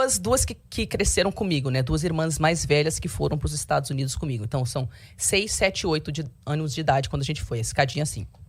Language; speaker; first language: Portuguese; early bilingual, heritage; Portuguese